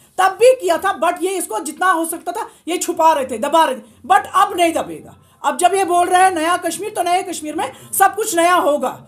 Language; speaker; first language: Hindi; non-native, local second language; Kashmiri